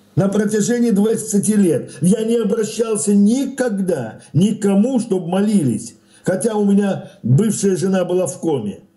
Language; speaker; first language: Russian; native; Russian